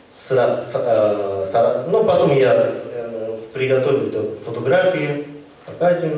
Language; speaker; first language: Russian; non-native, learner; Japanese